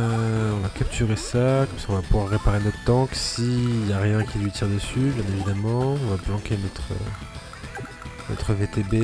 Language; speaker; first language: French; native; French